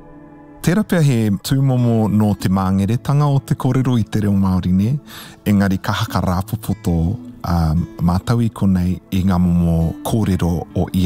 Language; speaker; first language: Māori; non-native, local second language; English